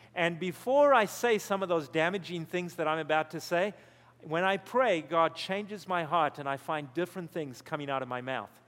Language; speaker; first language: English; native; English